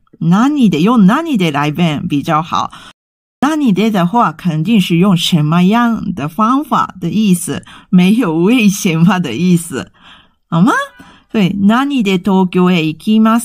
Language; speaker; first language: Chinese; non-native, fluent; Japanese